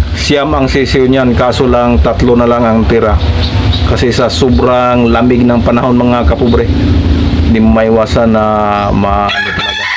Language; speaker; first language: Filipino; non-native, local second language; Cebuano